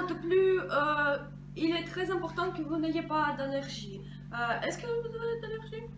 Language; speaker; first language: French; non-native, fluent; Russian